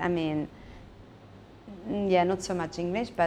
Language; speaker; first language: English; non-native, fluent; Dutch